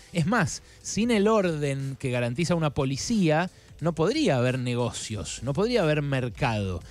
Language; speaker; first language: Spanish; native; Spanish